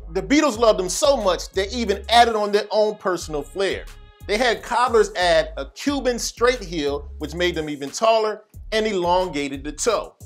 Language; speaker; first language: English; native; English